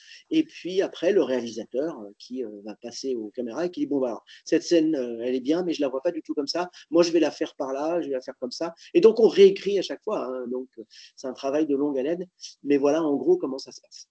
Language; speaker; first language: French; native; French